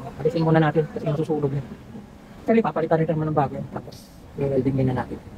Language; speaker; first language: Filipino; native; Filipino